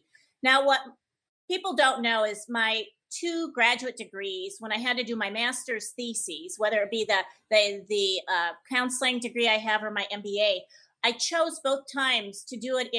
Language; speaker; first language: English; native; English